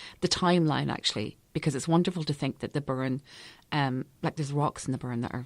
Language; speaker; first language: English; native; English